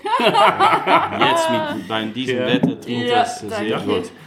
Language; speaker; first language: German; non-native, learner; Dutch